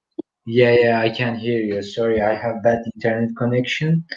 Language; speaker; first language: English; non-native, fluent; Turkish